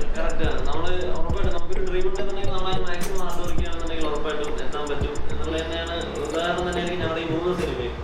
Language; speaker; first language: Malayalam; native; Malayalam